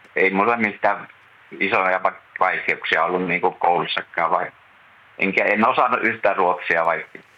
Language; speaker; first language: Finnish; native; Finnish